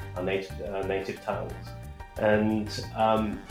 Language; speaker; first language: English; native; English